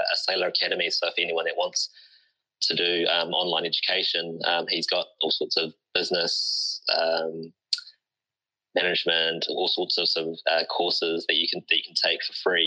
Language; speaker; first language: English; native; English